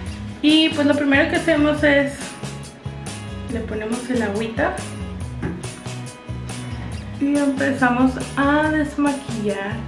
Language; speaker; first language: Spanish; native; Spanish